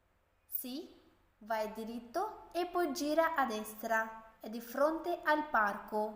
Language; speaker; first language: Italian; non-native, learner; Urdu